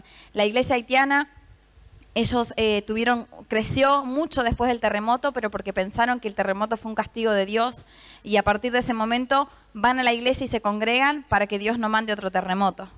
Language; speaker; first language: Spanish; native; Spanish